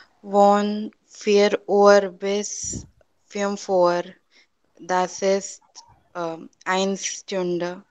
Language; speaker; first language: German; non-native, learner; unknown